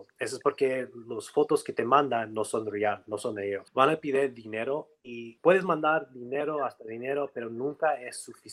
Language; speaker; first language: Spanish; non-native, learner; English